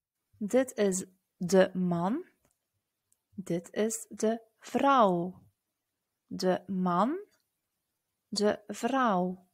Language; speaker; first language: Dutch; early bilingual, other home language; Turkish